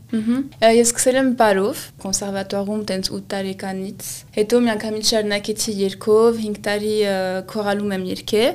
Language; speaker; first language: Armenian; early bilingual, heritage; Armenian